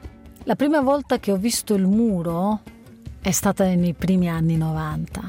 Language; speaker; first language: Italian; non-native, fluent; Arabic